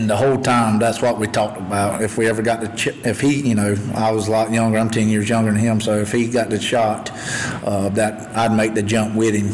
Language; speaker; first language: English; native; English